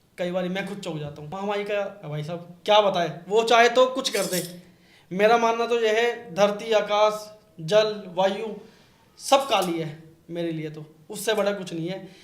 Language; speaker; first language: Hindi; native; Hindi